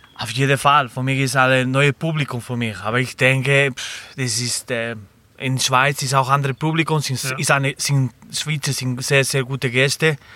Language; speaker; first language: German; non-native, learner; Spanish